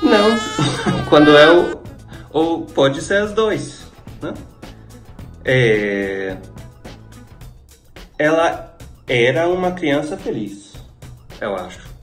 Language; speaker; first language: Portuguese; non-native, fluent; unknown